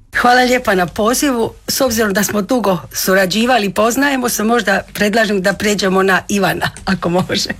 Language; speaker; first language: Croatian; native; Croatian